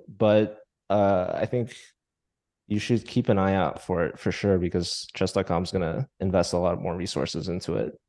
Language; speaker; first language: English; native; English